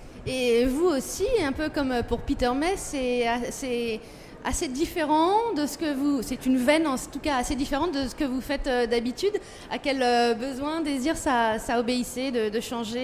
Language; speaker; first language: French; native; French